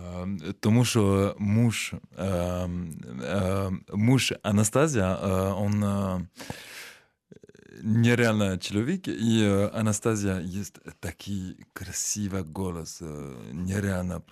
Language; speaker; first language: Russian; non-native, learner; French